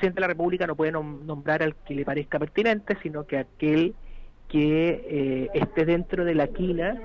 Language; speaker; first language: Spanish; native; Spanish